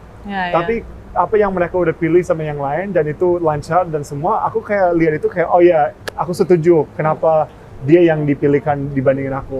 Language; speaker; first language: Indonesian; early bilingual, heritage; English